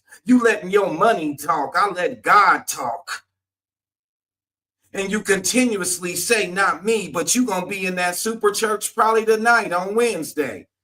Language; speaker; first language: English; native; English